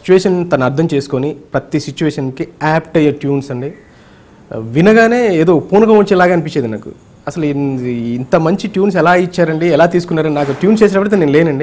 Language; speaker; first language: Telugu; native; Telugu